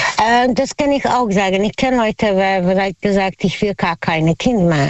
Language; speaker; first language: German; non-native, learner; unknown